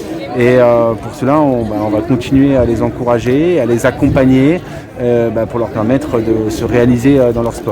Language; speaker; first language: French; native; French